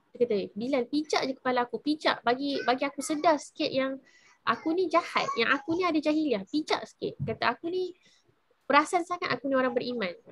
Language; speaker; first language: Malay; native; Malay